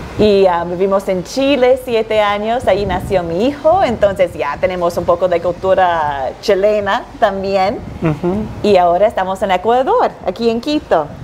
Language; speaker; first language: Spanish; non-native, fluent; English